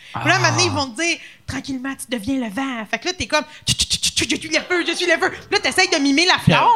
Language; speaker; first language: French; native; French